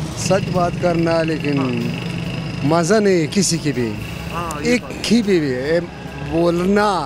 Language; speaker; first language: Hindi; non-native, local second language; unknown